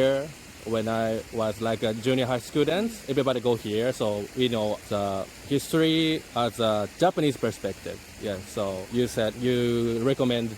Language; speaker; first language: English; non-native, learner; Japanese